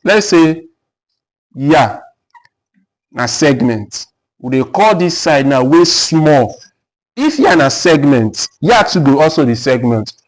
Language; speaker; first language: Nigerian Pidgin; native; Nigerian Pidgin